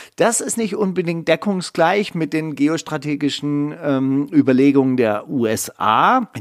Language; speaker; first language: German; native; German